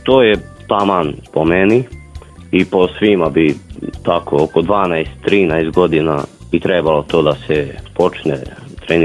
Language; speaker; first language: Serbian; non-native, local second language; Hungarian